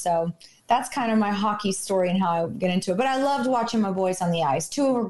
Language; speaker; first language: English; native; English